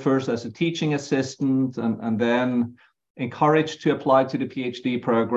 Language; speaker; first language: English; non-native, fluent; Norwegian